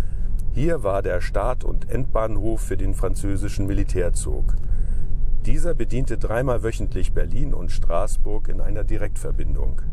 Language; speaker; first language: German; native; German